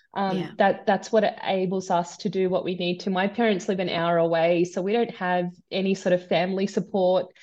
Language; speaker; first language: English; native; English